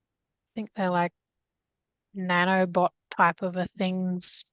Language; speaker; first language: English; native; English